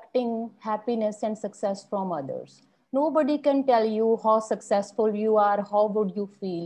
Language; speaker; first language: English; non-native, local second language; Punjabi